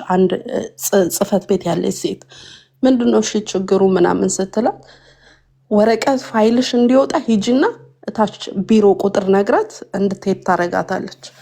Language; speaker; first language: Amharic; native; Amharic